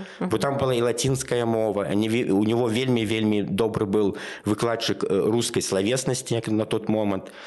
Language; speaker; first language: Belarusian; non-native, local second language; Russian